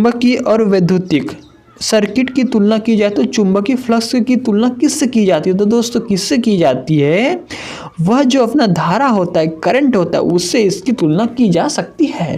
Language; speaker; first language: Hindi; native; Hindi